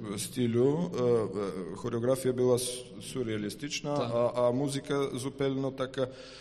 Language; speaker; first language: Polish; non-native, fluent; Ukrainian